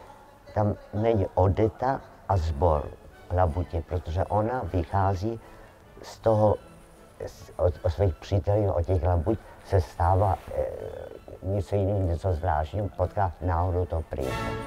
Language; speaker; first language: Czech; non-native, learner; Slovak